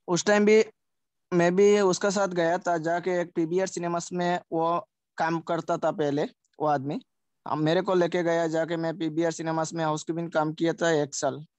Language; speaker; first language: Hindi; non-native, local second language; Sylheti